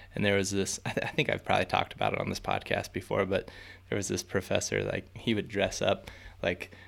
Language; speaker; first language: English; native; English